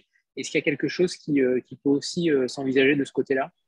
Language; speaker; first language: French; native; French